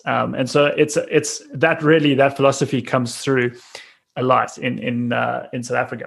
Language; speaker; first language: English; native; English